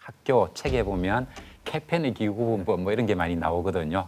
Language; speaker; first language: Korean; native; Korean